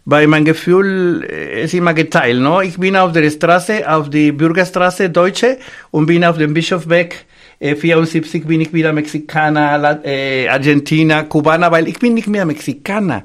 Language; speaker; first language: German; non-native, fluent; Spanish